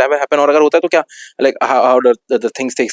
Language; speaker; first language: Hindi; native; Hindi